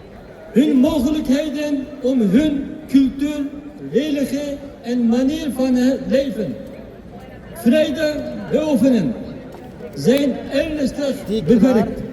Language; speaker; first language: Dutch; non-native, fluent; Uyghur